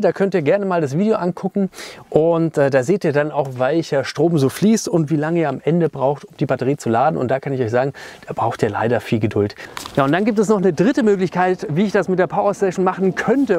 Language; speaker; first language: German; native; German